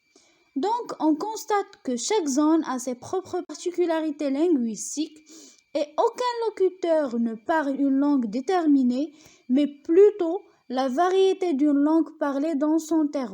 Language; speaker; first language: French; non-native, local second language; Arabic